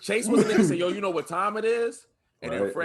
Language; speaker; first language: English; native; English